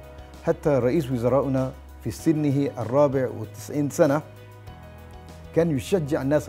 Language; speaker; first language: Arabic; non-native, fluent; Malay